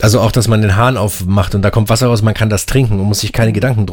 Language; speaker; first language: German; native; German